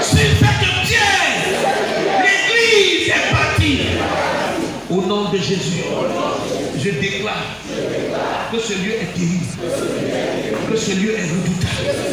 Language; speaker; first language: French; native; French